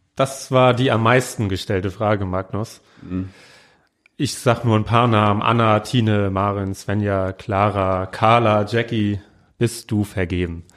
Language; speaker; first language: German; native; German